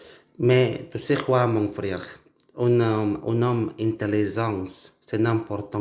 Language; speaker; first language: French; non-native, learner; Indonesian